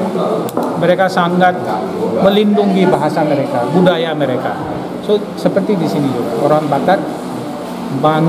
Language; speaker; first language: Indonesian; non-native, fluent; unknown